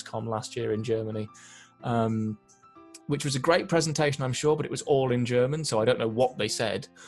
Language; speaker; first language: English; native; English